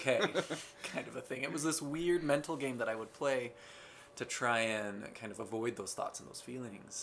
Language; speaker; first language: English; native; English